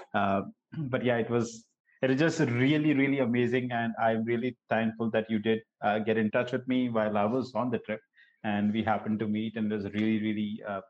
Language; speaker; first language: English; non-native, local second language; Gujarati